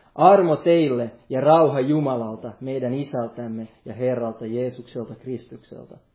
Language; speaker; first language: Finnish; non-native, local second language; Swedish